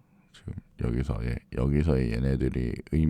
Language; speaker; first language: Korean; native; Korean